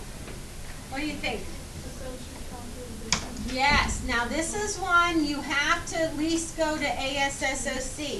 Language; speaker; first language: English; native; English